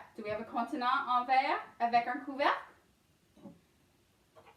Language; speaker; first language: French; non-native, learner; English